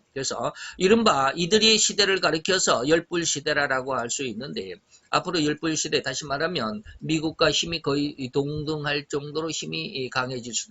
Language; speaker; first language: Korean; native; Korean